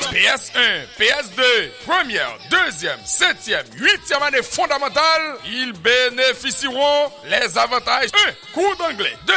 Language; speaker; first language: French; non-native, local second language; Haitian Creole